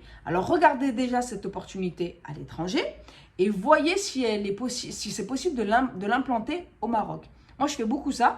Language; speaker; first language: French; native; French